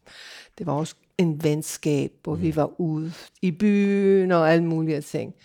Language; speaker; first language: Danish; non-native, fluent; English